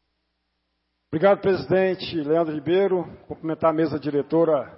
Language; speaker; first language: Portuguese; native; Portuguese